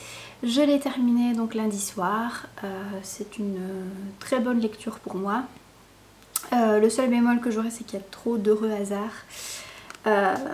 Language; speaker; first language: French; native; French